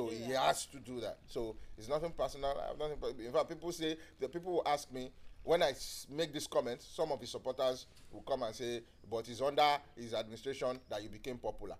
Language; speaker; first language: English; non-native, local second language; Yoruba